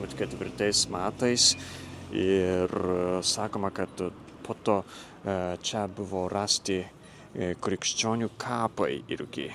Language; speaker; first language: Lithuanian; non-native, fluent; Japanese